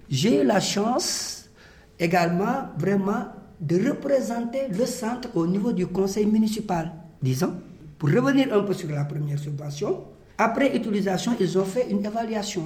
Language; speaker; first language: French; non-native, local second language; Wolof